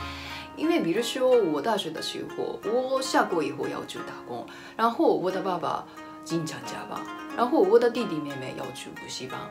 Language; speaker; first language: Chinese; non-native, fluent; Japanese